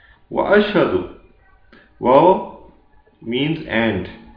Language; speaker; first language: English; non-native, local second language; Urdu